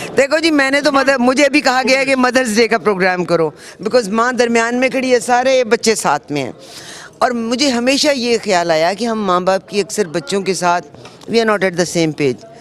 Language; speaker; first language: Urdu; native; Urdu